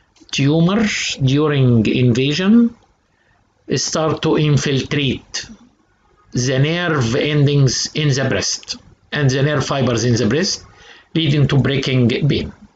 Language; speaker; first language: English; non-native, fluent; Arabic